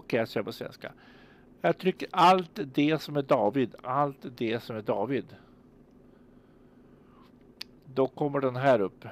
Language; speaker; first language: Swedish; native; Swedish